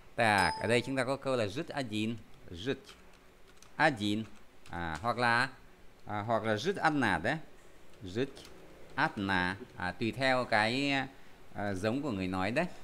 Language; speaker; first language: Vietnamese; native; Vietnamese